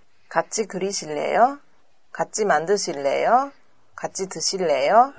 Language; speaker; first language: Korean; non-native, learner; Japanese